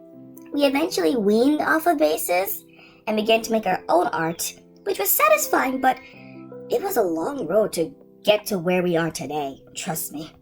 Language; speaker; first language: English; native; English